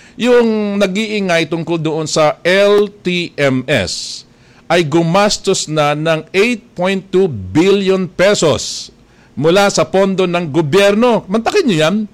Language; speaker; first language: Filipino; native; Filipino